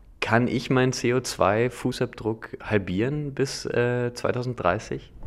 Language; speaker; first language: German; native; German